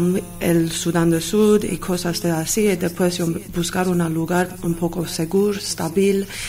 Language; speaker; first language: Spanish; non-native, learner; Armenian